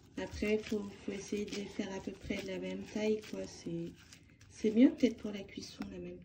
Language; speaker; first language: French; native; French